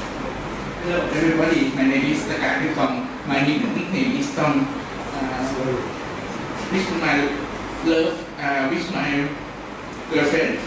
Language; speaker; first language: English; non-native, learner; Thai